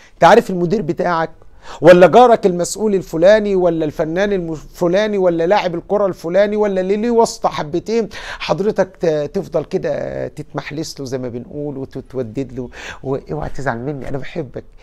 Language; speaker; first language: Arabic; native; Arabic